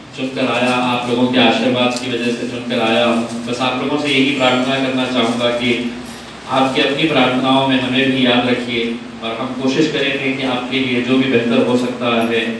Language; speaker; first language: Hindi; non-native, local second language; Urdu